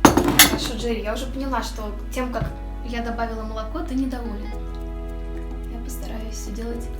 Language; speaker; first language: Russian; native; Russian